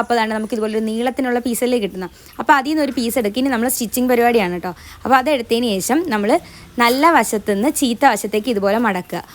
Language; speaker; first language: Malayalam; native; Malayalam